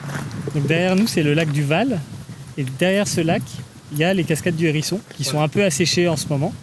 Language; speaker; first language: French; native; French